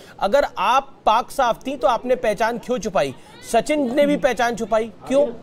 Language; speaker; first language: Hindi; native; Hindi